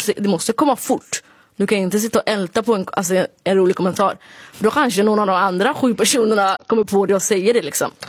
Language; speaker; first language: Swedish; early bilingual, other home language; Somali